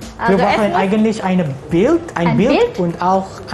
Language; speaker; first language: German; non-native, learner; Malay